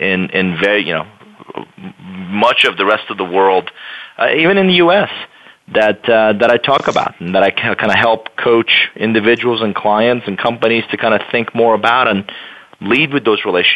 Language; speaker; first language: English; non-native, fluent; Persian